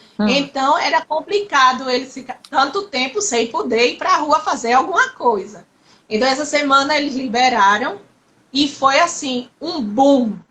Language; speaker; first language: Portuguese; native; Portuguese